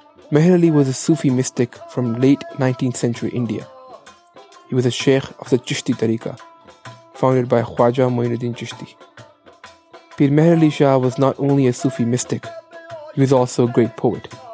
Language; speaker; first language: English; non-native, local second language; Punjabi